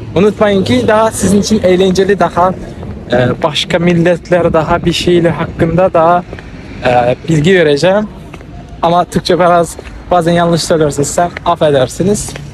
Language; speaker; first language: Turkish; non-native, fluent; Kyrgyz